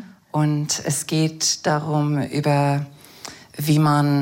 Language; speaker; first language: German; non-native, fluent; English